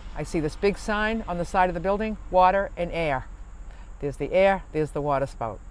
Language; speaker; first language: English; native; English